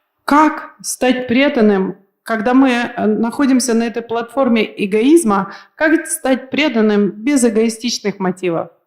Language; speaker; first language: Russian; native; Russian